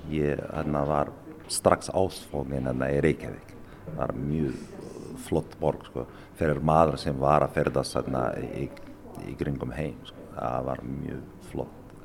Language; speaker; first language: Icelandic; non-native, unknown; Arabic